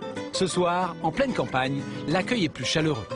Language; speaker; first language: French; native; French